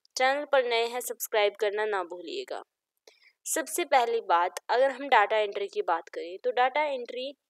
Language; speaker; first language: Hindi; native; Hindi